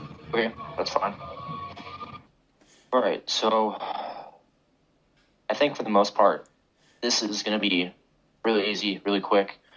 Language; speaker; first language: English; native; English